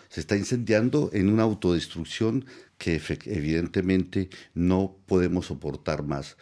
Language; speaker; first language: Spanish; native; Spanish